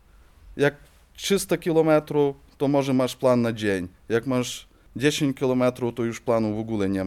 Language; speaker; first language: Polish; non-native, fluent; Ukrainian